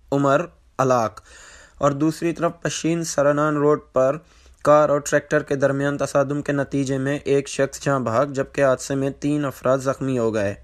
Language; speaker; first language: Urdu; non-native, local second language; Baluchi